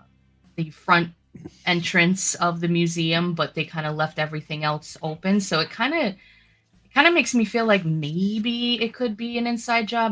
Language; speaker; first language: English; native; English